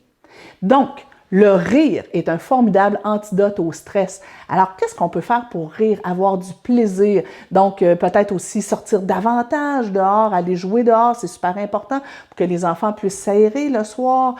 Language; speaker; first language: French; native; French